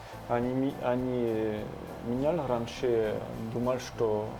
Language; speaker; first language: Russian; non-native, learner; French